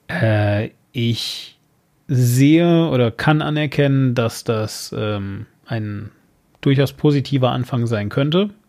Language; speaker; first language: German; native; German